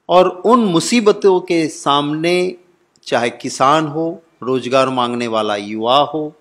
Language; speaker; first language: Hindi; non-native, local second language; Gujarati